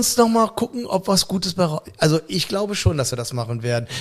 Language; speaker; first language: German; native; German